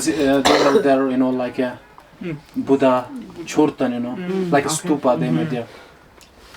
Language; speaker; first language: English; non-native, learner; Hindi